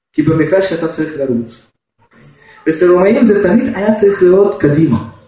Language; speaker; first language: Hebrew; non-native, fluent; Russian